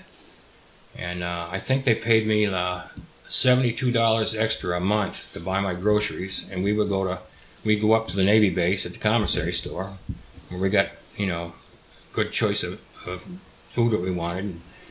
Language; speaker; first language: English; native; English